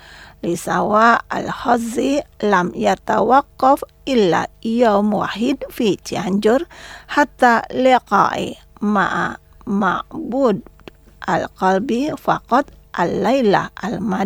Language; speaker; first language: Arabic; non-native, learner; Indonesian